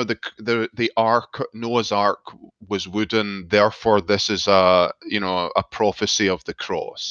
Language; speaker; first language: English; native; English